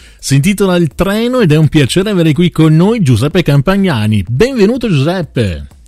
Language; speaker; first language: Italian; native; Italian